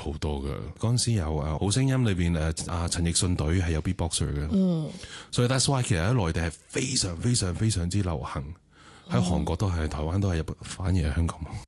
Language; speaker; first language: Cantonese; native; Cantonese